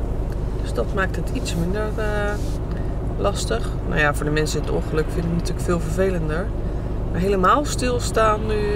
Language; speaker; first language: Dutch; native; Dutch